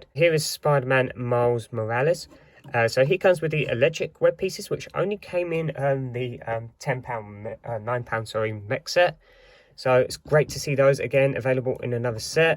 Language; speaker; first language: English; native; English